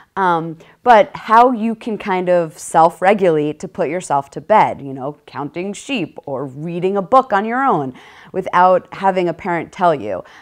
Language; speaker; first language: English; native; English